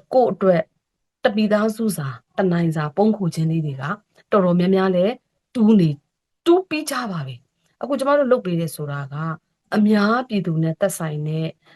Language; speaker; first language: Burmese; native; Burmese